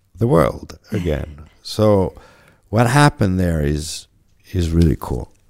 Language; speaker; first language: English; non-native, fluent; French